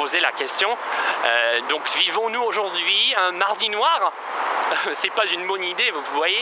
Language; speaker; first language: French; non-native, fluent; Russian